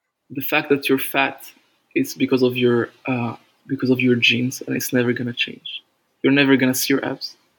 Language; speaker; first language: English; non-native, fluent; Arabic